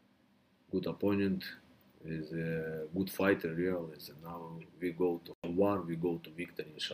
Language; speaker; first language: English; non-native, learner; Russian